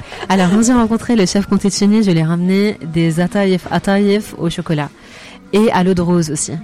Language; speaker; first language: French; non-native, fluent; Arabic